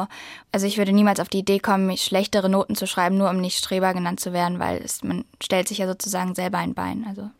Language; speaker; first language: German; native; German